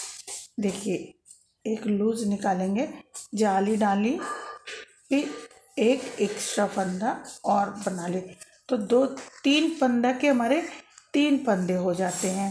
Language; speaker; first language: Hindi; native; Hindi